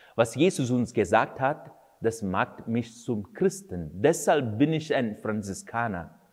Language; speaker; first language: German; non-native, fluent; Kannada